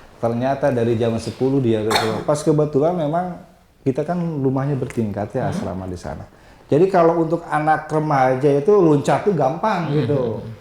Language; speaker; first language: Indonesian; non-native, local second language; Sundanese